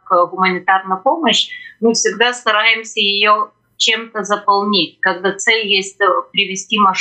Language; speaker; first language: Ukrainian; non-native, learner; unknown